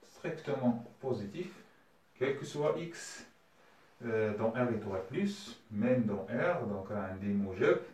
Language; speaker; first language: French; non-native, local second language; Arabic